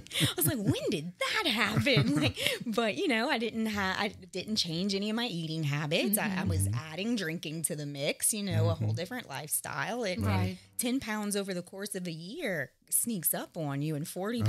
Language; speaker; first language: English; native; English